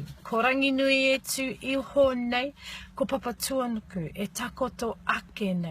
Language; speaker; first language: Māori; non-native, learner; English